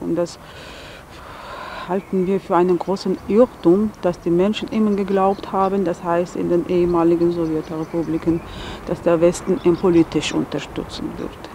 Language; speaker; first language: German; non-native, fluent; Georgian